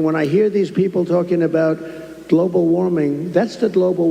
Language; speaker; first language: English; native; English